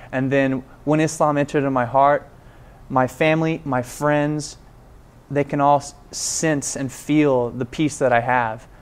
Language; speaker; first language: English; native; English